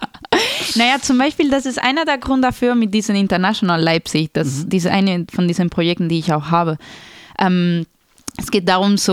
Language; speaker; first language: German; non-native, fluent; Spanish